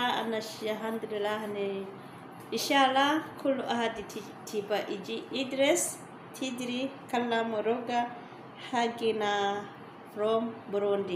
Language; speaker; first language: Arabic; non-native, learner; Rundi